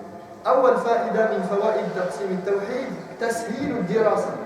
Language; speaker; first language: Arabic; non-native, fluent; French